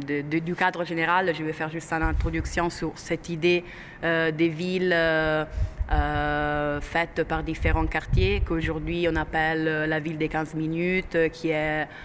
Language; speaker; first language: French; non-native, fluent; Italian